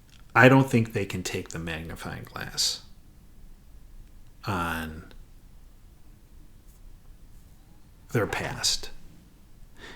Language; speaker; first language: English; native; English